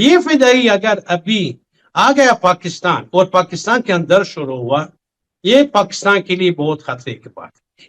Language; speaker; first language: Hindi; non-native, learner; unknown